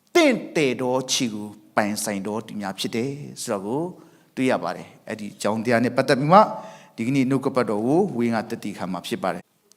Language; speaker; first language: Burmese; non-native, local second language; Thado Chin